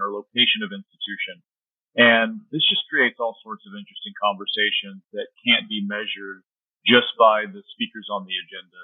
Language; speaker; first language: English; native; English